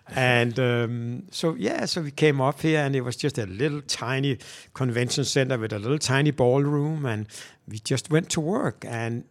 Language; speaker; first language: English; non-native, fluent; Danish